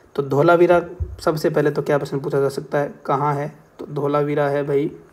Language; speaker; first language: Hindi; native; Hindi